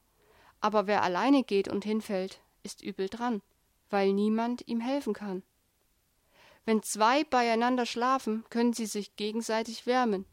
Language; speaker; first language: German; native; German